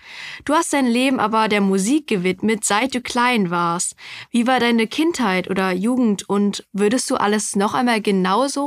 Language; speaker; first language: German; native; German